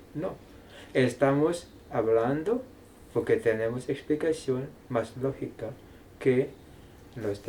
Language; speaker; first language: Spanish; non-native, fluent; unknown